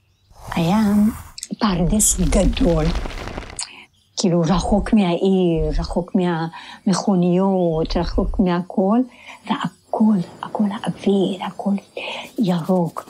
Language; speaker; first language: Hebrew; non-native, fluent; Persian